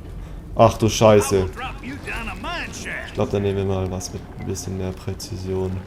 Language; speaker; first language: German; native; German